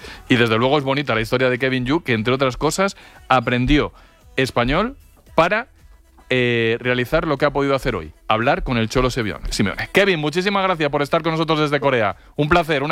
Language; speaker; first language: Spanish; native; Spanish